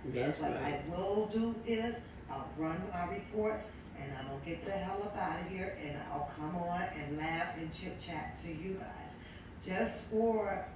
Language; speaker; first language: English; native; English